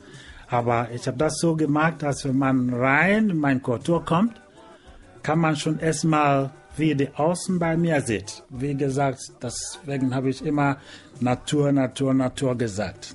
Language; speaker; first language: German; non-native, learner; Igbo